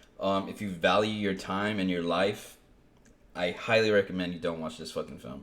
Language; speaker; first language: English; native; English